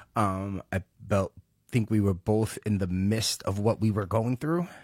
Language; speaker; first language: English; early bilingual, other home language; Spanish